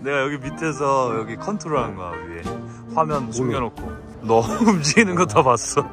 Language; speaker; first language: Korean; native; Korean